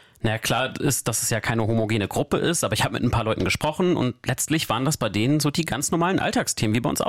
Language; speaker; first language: German; native; German